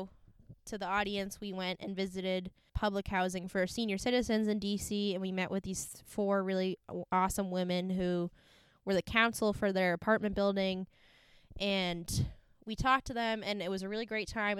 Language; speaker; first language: English; native; English